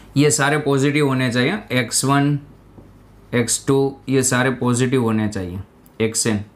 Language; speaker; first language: Hindi; non-native, local second language; Gujarati